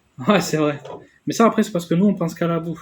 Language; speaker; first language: French; native; French